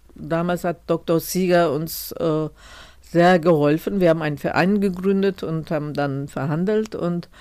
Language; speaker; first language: German; non-native, fluent; Turkish